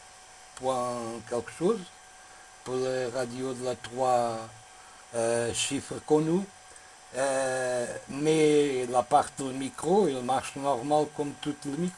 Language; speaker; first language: French; non-native, learner; Portuguese